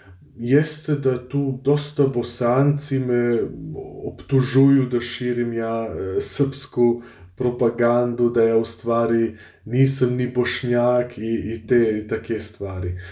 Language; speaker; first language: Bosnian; early bilingual, heritage; Bosnian